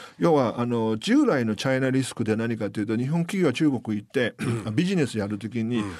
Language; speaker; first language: Japanese; non-native, fluent; Chinese